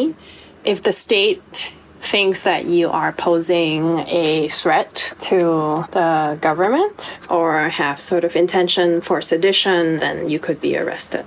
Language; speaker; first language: English; non-native, local second language; Cantonese